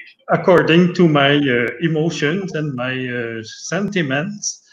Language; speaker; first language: English; non-native, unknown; French